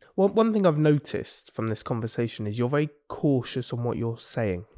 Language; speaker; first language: English; native; English